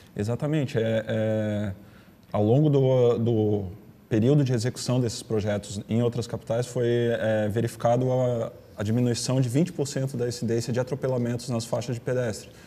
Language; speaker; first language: Portuguese; native; Portuguese